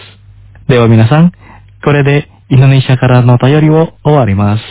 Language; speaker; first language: Japanese; non-native, fluent; Indonesian